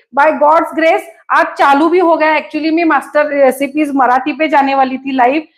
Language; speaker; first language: Hindi; non-native, local second language; Konkani